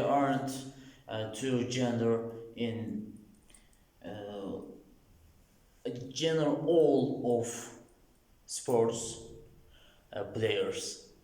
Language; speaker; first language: English; non-native, learner; Turkish